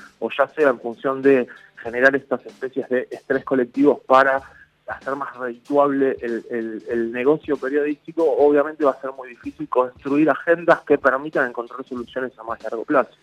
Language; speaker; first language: Spanish; native; Spanish